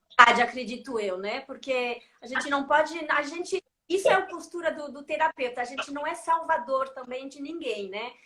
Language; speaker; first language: Portuguese; non-native, fluent; French